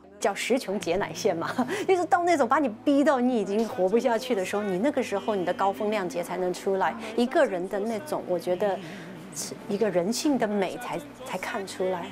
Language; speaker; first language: Chinese; native; Chinese